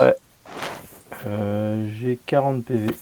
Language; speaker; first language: French; native; French